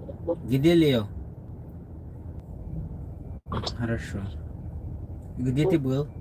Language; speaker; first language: Russian; non-native, learner; English